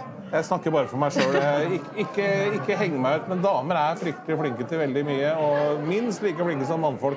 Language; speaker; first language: Norwegian; native; Norwegian